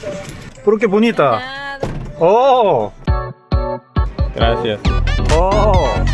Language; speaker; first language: Spanish; non-native, learner; Korean